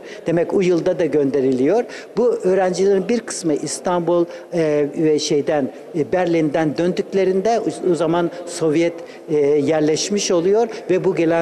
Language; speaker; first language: Turkish; early bilingual, other home language; Uzbek